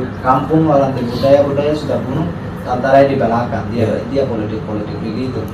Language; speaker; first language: Indonesian; non-native, learner; Rohingya